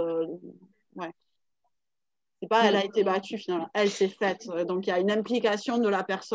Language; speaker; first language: French; native; French